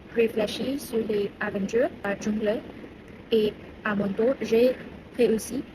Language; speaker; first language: French; non-native, learner; Burmese